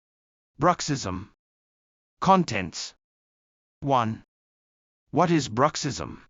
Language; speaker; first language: English; non-native, fluent; Japanese